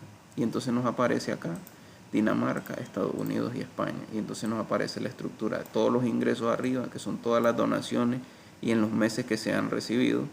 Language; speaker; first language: Spanish; native; Spanish